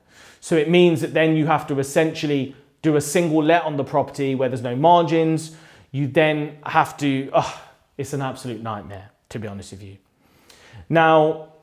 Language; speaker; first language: English; native; English